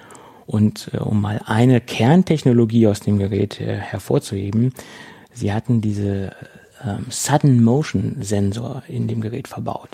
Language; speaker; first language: German; native; German